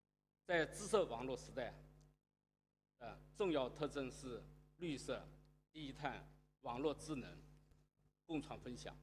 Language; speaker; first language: Chinese; native; Chinese